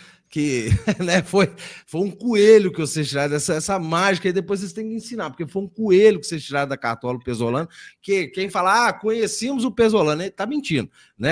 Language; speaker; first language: Portuguese; native; Portuguese